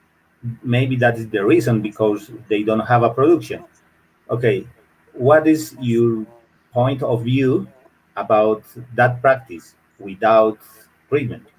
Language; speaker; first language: English; non-native, learner; Spanish